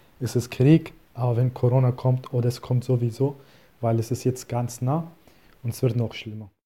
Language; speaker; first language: German; non-native, learner; Kurdish